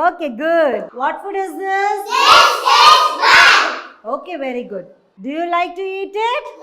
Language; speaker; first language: English; non-native, fluent; Tamil